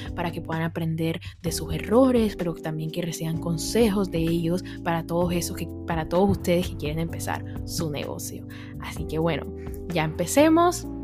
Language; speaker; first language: English; non-native, fluent; Spanish